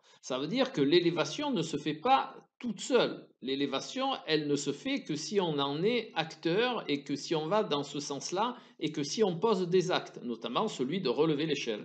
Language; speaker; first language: French; native; French